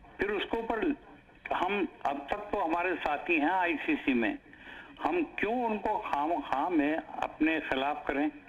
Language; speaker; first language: Hindi; non-native, local second language; Punjabi